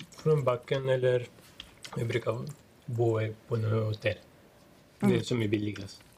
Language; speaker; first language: Swedish; non-native, local second language; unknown